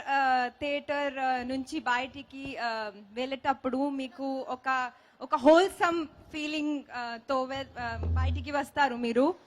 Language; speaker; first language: Telugu; non-native, local second language; Hindi